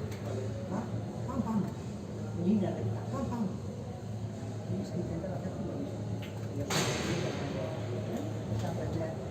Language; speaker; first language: Spanish; native; Spanish